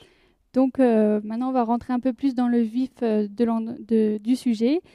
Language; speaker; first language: French; native; French